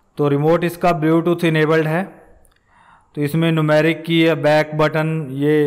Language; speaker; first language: Hindi; non-native, local second language; Punjabi